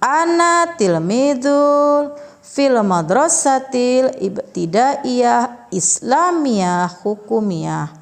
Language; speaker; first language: Arabic; non-native, fluent; Indonesian